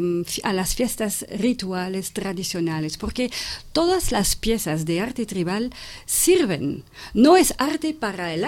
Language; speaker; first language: Spanish; non-native, fluent; French